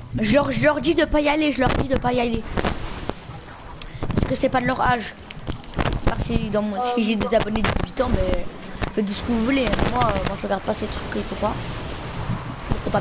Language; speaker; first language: French; native; French